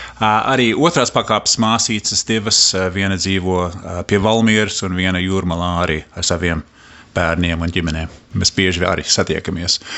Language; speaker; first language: Latvian; early bilingual, heritage; Latvian